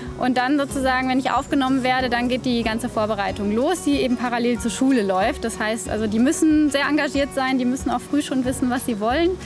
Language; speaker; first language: German; native; German